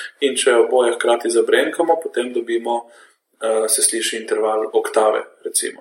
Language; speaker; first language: Slovenian; native; Slovenian